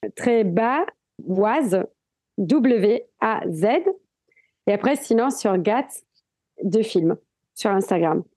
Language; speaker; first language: French; non-native, fluent; Italian